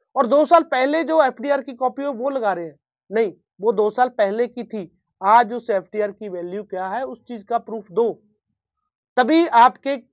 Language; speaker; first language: Hindi; non-native, local second language; Punjabi